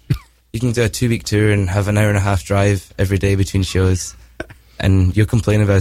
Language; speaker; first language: English; native; English